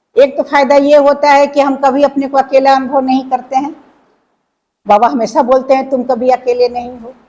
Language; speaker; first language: Hindi; native; Hindi